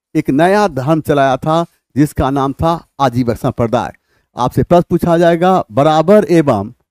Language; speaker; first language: Hindi; native; Hindi